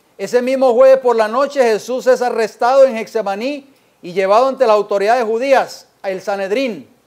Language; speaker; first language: Spanish; native; Spanish